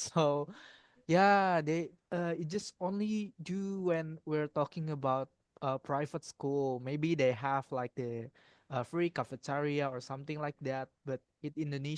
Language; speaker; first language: English; non-native, learner; Indonesian